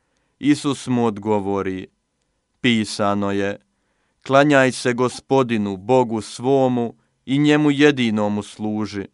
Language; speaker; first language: Croatian; native; Croatian